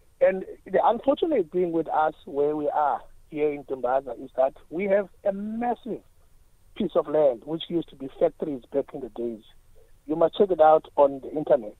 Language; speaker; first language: English; non-native, local second language; Xhosa